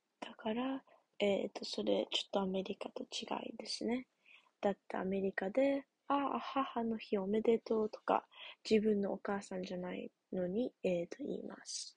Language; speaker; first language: Japanese; non-native, learner; English